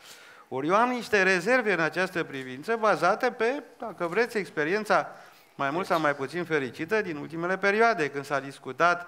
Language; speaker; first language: Romanian; native; Romanian